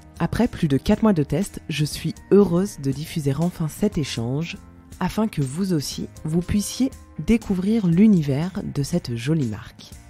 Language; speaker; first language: French; native; French